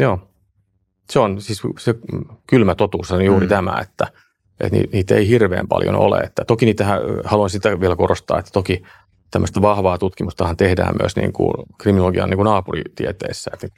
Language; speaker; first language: Finnish; native; Finnish